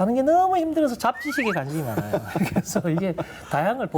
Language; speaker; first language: Korean; native; Korean